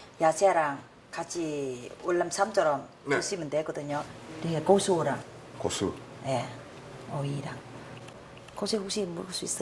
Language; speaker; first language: Korean; non-native, learner; Vietnamese